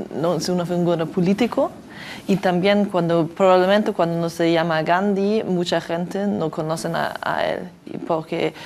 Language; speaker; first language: Spanish; non-native, learner; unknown